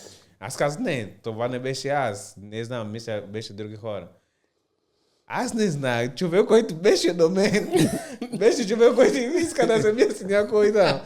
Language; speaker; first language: Bulgarian; non-native, learner; Portuguese